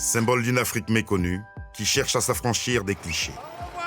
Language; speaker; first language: French; native; French